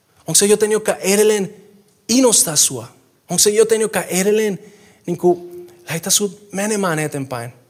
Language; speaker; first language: Finnish; non-native, fluent; Spanish